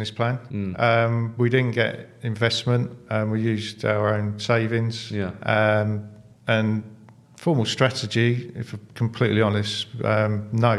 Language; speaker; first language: English; native; English